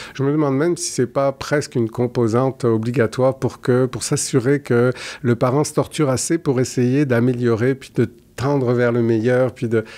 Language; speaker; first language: French; native; French